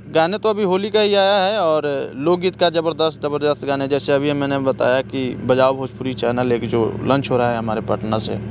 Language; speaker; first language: Hindi; native; Hindi